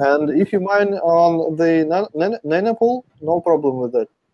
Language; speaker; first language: English; non-native, fluent; Russian